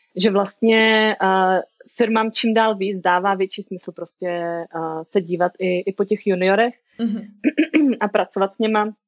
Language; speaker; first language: Czech; native; Czech